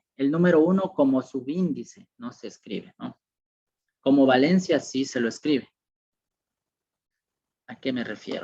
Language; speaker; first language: Spanish; native; Spanish